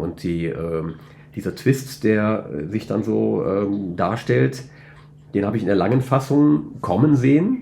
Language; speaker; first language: German; native; German